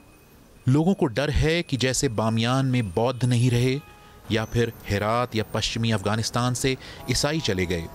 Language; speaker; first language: Hindi; native; Hindi